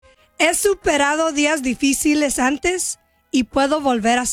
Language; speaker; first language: Spanish; early bilingual, heritage; Spanish